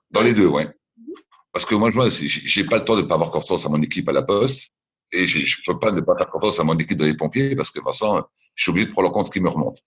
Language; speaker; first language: French; native; French